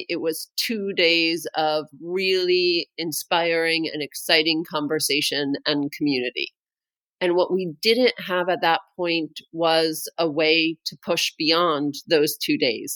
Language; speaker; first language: English; native; English